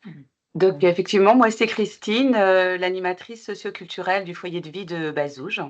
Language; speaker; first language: French; native; French